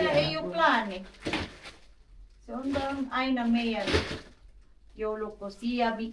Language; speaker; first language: Finnish; non-native, learner; Filipino